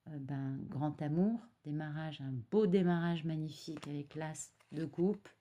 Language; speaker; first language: French; native; French